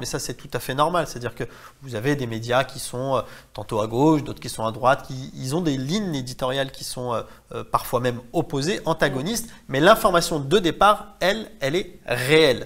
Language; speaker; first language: French; native; French